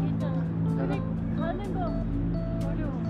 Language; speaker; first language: Korean; non-native, fluent; Turkish